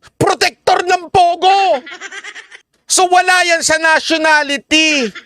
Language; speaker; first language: Filipino; native; Filipino